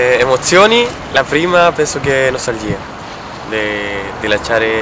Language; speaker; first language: Italian; non-native, fluent; Spanish